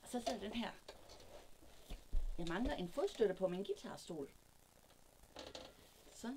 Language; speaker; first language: Danish; native; Danish